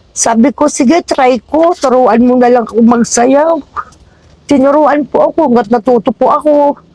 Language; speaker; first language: Filipino; non-native, local second language; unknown